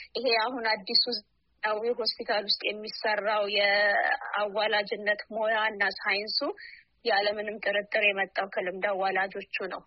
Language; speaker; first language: Amharic; non-native, local second language; Oromo